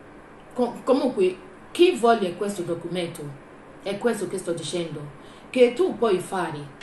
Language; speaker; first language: Italian; non-native, learner; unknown